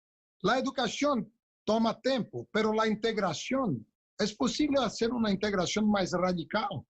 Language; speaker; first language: Spanish; non-native, local second language; Portuguese